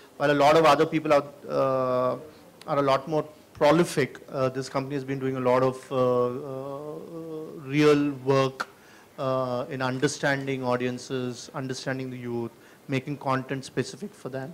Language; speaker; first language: English; non-native, local second language; Hindi